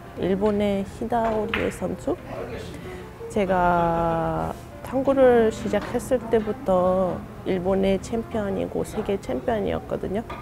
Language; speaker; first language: Korean; non-native, fluent; Japanese